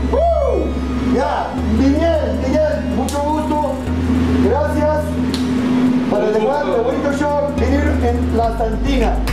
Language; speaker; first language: Spanish; non-native, learner; English